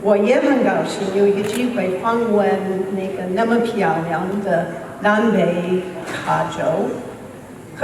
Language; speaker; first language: Chinese; non-native, learner; English